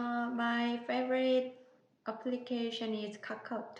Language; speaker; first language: English; non-native, learner; Korean